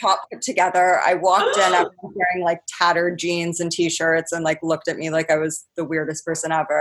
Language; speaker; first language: English; native; English